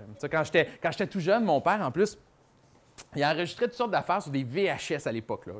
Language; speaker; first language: French; native; French